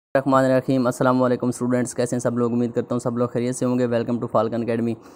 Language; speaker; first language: Urdu; native; Urdu